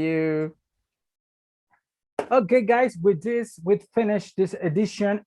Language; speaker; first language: English; non-native, learner; Spanish